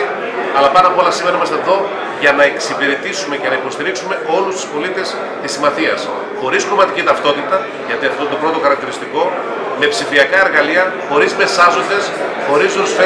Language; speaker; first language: Greek; native; Greek